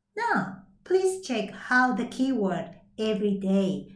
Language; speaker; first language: English; non-native, fluent; Japanese